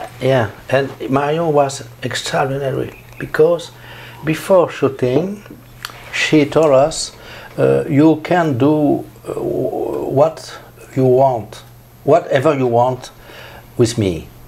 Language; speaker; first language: English; non-native, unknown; French